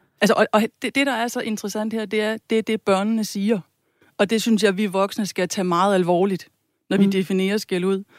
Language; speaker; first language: Danish; native; Danish